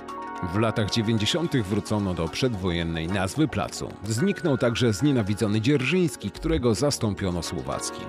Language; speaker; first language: Polish; native; Polish